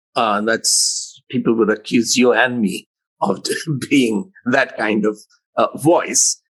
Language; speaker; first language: English; non-native, local second language; Hindi